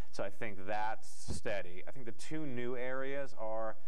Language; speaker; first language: English; native; English